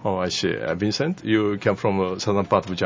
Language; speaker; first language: English; non-native, learner; Japanese